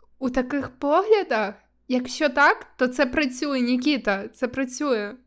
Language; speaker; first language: Ukrainian; native; Ukrainian